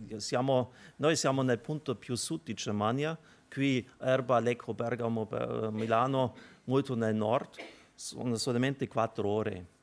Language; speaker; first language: Italian; non-native, fluent; German